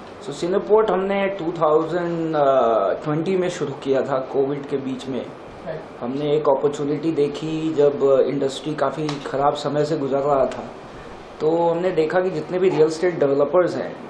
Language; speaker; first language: Hindi; native; Hindi